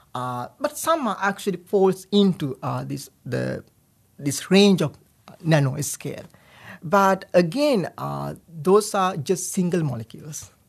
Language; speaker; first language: English; non-native, local second language; Sinhala